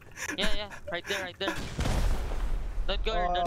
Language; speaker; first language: English; non-native, local second language; Filipino